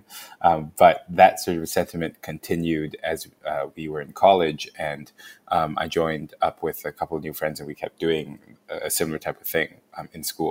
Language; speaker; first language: English; non-native, local second language; Cantonese